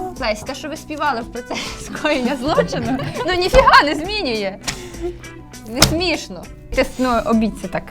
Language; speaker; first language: Ukrainian; native; Ukrainian